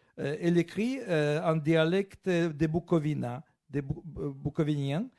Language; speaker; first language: French; non-native, fluent; Russian